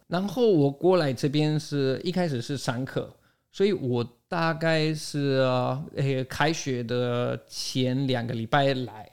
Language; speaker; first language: Chinese; non-native, fluent; Spanish